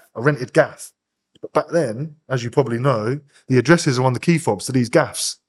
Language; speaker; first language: English; native; English